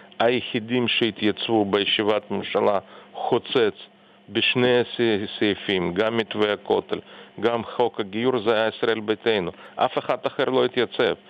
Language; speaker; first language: Hebrew; non-native, fluent; Russian